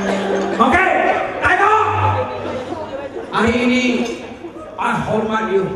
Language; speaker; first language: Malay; native; Malay